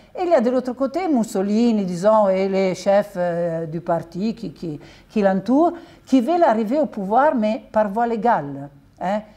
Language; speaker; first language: French; non-native, fluent; Italian